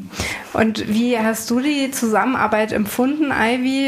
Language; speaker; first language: German; native; German